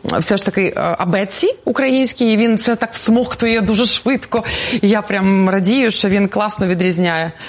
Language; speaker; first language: Ukrainian; non-native, local second language; Russian